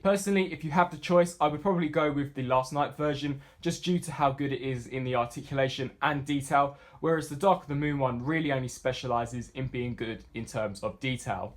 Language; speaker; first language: English; native; English